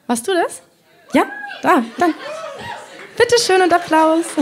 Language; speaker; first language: German; native; German